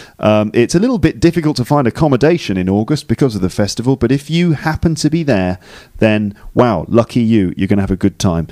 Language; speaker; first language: English; native; English